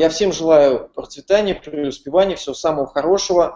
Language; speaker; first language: Russian; native; Russian